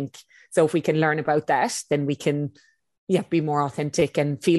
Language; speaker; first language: English; native; English